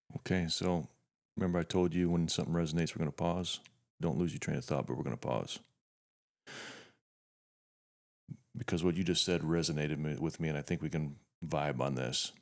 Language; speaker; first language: English; native; English